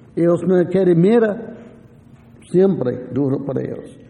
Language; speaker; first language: Spanish; non-native, learner; English